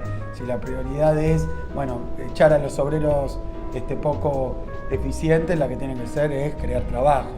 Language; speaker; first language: Spanish; native; Spanish